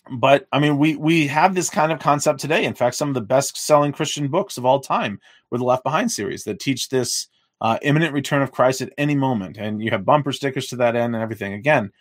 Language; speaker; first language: English; native; English